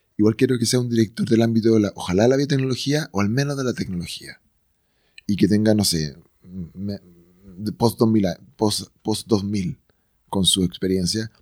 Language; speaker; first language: Spanish; native; Spanish